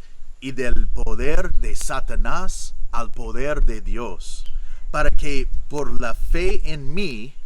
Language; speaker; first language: Spanish; non-native, fluent; English